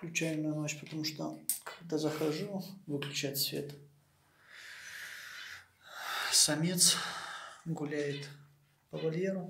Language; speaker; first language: Russian; non-native, local second language; Romanian